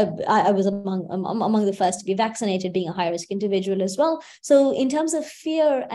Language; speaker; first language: English; native; English